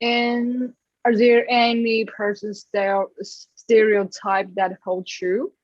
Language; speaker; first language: English; non-native, learner; Chinese